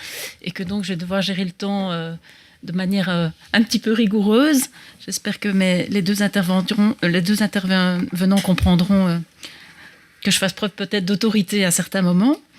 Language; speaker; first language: French; native; French